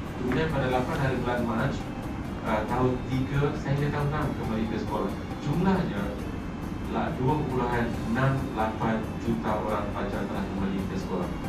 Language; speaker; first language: Malay; native; Malay